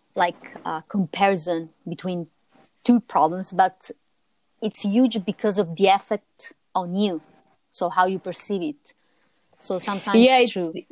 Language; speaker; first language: English; non-native, fluent; Italian